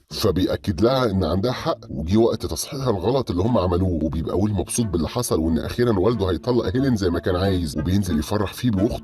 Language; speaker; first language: Arabic; native; Arabic